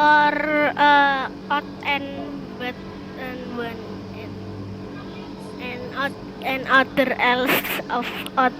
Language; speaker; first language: English; non-native, learner; Indonesian